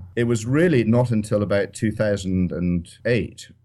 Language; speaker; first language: English; native; English